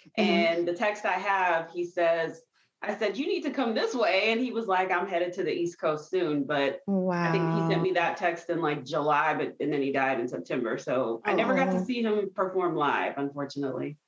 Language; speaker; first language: English; native; English